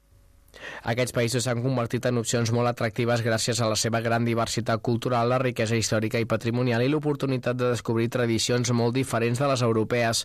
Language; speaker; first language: Catalan; native; Catalan